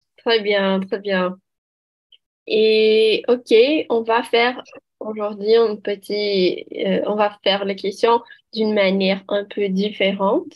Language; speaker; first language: French; non-native, learner; Portuguese